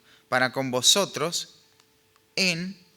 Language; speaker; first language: Spanish; native; Spanish